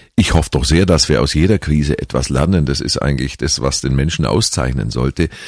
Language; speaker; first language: German; native; German